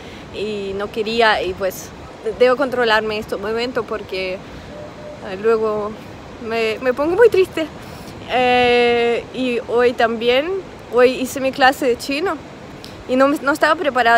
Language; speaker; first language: Spanish; non-native, fluent; Russian